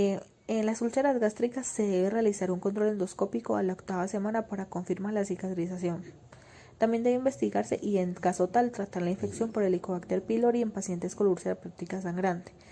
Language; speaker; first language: Spanish; native; Spanish